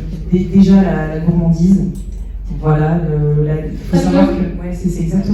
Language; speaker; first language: French; native; French